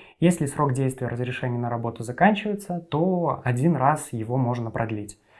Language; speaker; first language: Russian; native; Russian